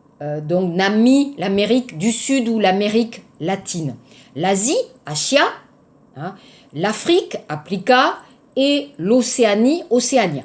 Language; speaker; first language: French; native; French